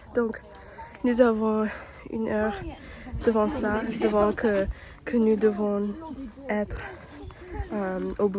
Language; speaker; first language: French; non-native, learner; English